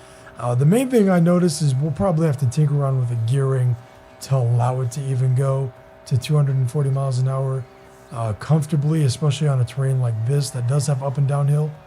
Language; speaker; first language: English; native; English